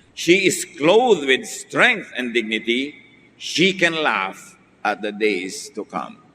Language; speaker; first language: English; non-native, local second language; Filipino